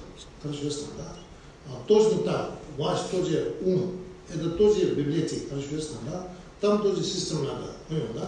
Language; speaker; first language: Russian; non-native, learner; Tibetan